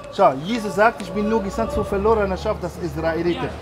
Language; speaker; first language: German; non-native, learner; Arabic